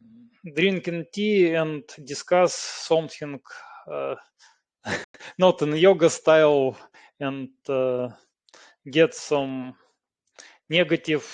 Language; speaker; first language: English; non-native, learner; Russian